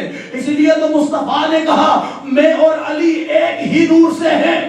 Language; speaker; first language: Urdu; native; Urdu